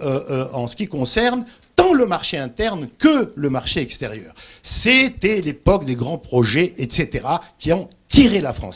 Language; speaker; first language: French; native; French